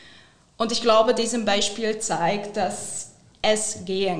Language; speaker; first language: German; non-native, fluent; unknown